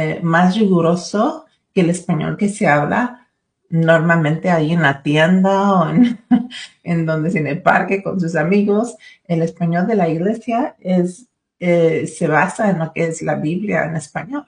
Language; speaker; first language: Spanish; early bilingual, other home language; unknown